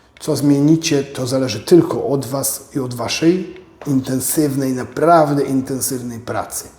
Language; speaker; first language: Polish; native; Polish